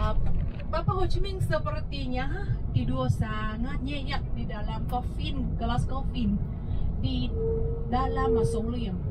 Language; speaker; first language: Indonesian; non-native, fluent; Vietnamese